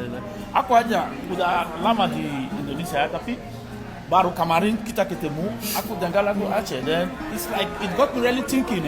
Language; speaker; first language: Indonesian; non-native, fluent; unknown